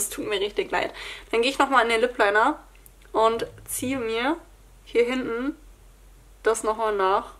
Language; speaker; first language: German; native; German